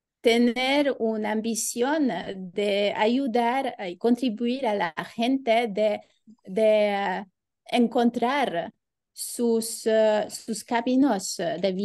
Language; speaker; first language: Spanish; non-native, learner; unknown